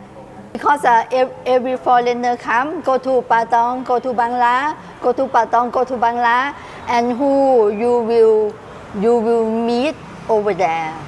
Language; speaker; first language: English; non-native, learner; Thai